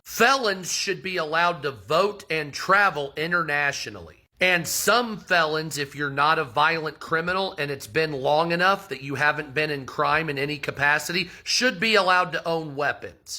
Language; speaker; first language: English; native; English